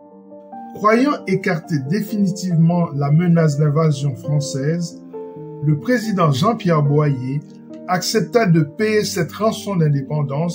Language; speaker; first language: French; non-native, local second language; Haitian Creole